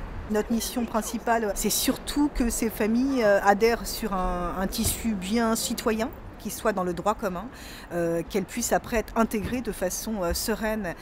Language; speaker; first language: French; native; French